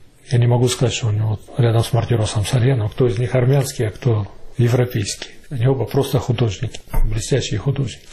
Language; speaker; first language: Russian; native; Russian